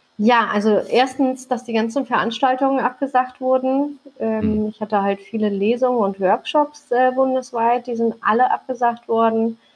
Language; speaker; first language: German; early bilingual, other home language; Turkish